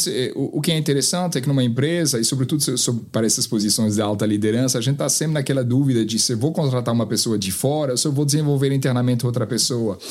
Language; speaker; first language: Portuguese; non-native, fluent; French